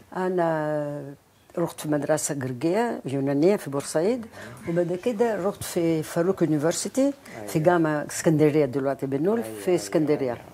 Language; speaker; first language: Arabic; non-native, local second language; Greek